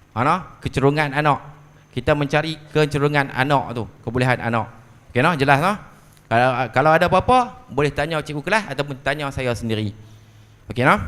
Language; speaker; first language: Malay; native; Malay